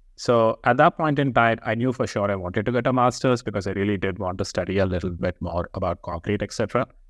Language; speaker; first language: English; non-native, local second language; Telugu